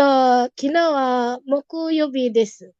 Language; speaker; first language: Japanese; non-native, learner; Malay